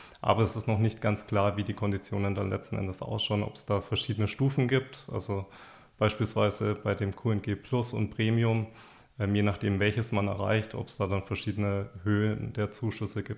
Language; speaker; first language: German; native; German